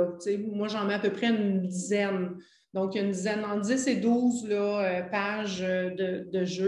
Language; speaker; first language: French; native; French